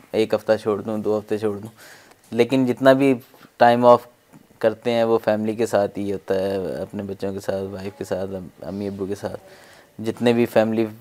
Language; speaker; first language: Urdu; non-native, local second language; Punjabi